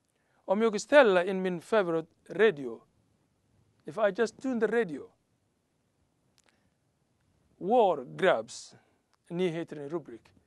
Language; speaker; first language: Swedish; non-native, learner; Somali